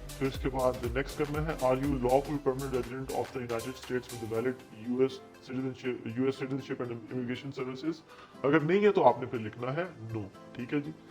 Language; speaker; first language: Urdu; non-native, local second language; Punjabi